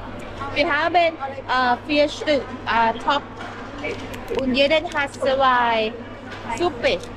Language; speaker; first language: German; non-native, learner; Thai